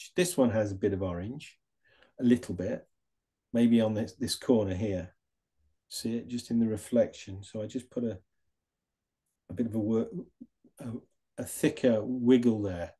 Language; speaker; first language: English; native; English